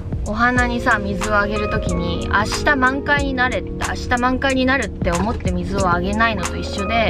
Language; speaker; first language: Japanese; native; Japanese